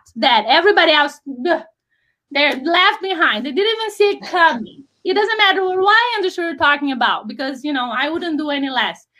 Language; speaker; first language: English; non-native, fluent; Portuguese